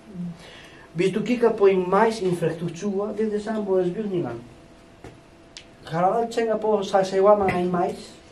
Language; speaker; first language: Danish; non-native, fluent; Spanish